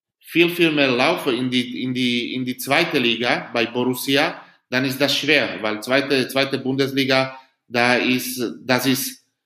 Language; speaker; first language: German; non-native, learner; Slovak